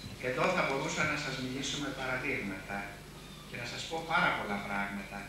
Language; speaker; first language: Greek; native; Greek